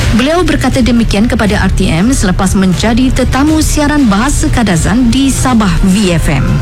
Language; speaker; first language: Malay; native; Malay